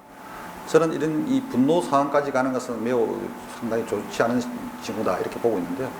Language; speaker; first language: Korean; native; Korean